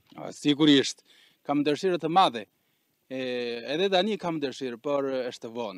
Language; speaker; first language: Albanian; non-native, fluent; Chinese